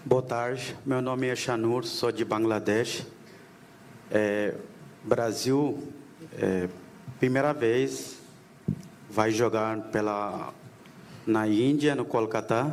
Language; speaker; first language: Portuguese; non-native, learner; Bangla